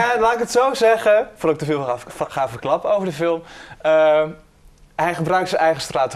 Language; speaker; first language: Dutch; native; Dutch